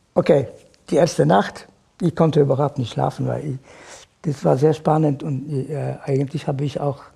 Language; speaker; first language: German; non-native, fluent; Polish